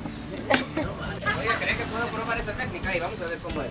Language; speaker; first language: Spanish; non-native, fluent; English